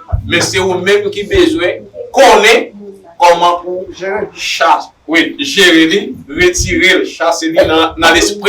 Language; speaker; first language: French; non-native, learner; Haitian Creole